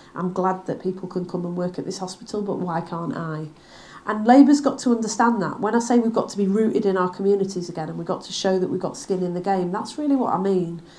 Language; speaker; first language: English; native; English